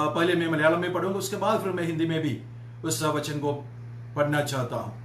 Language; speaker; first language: Hindi; non-native, local second language; Malayalam